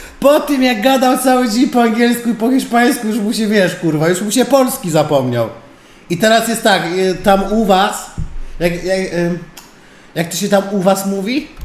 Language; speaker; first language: Polish; native; Polish